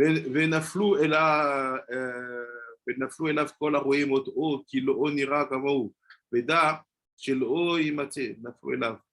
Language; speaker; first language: Hebrew; non-native, fluent; French